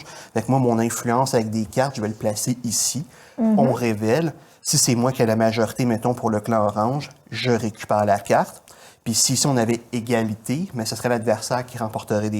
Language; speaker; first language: French; native; French